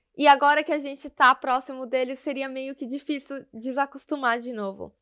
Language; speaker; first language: Portuguese; native; Portuguese